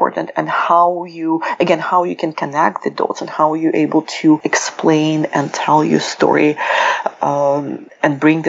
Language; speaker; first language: English; non-native, fluent; Russian